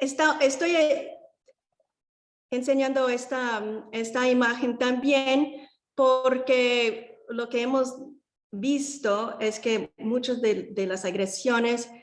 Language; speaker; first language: Spanish; early bilingual, heritage; Spanish